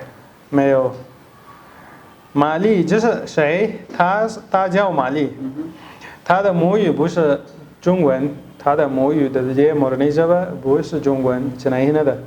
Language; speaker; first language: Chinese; non-native, fluent; Pashto